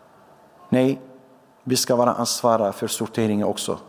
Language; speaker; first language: Swedish; non-native, fluent; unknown